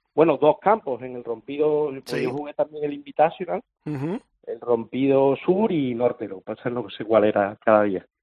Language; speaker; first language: Spanish; native; Spanish